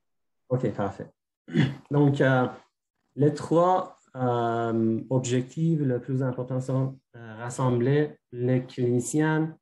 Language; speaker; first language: French; non-native, fluent; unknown